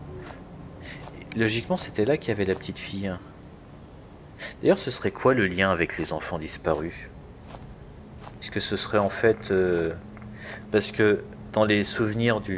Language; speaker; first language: French; native; French